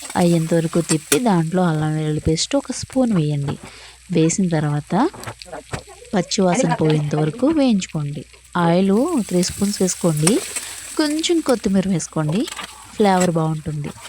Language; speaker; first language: Telugu; native; Telugu